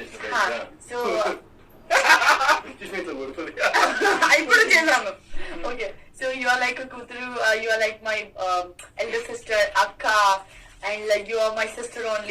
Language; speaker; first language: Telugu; non-native, learner; Gujarati